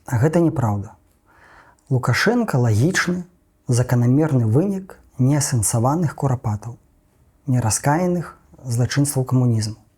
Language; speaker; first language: Belarusian; non-native, local second language; Russian